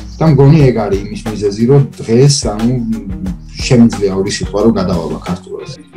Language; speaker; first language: Georgian; early bilingual, heritage; German